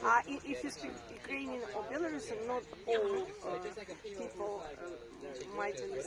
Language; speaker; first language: English; non-native, learner; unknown